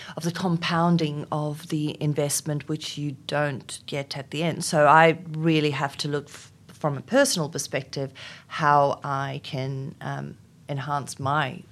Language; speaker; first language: English; non-native, local second language; Afrikaans